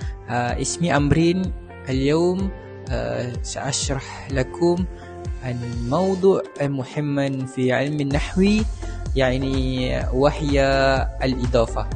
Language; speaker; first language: Arabic; non-native, learner; Malay